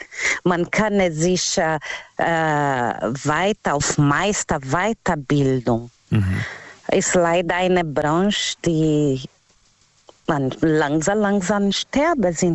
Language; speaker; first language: German; non-native, learner; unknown